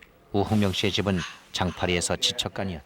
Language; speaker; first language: Korean; native; Korean